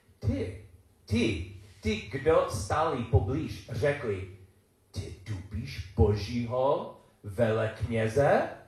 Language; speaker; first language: Czech; non-native, learner; English